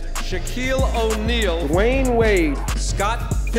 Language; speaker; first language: English; native; English